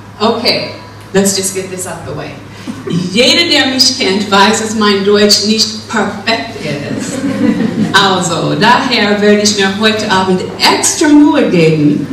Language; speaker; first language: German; non-native, fluent; English